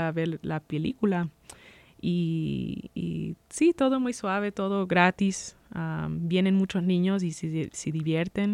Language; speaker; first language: Spanish; early bilingual, heritage; Spanish